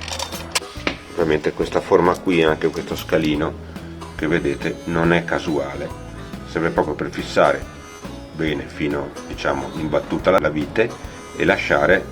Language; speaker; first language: Italian; native; Italian